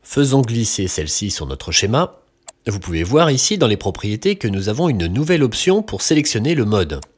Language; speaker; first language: French; native; French